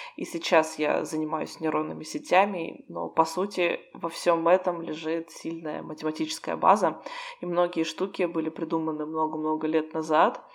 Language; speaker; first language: Russian; native; Russian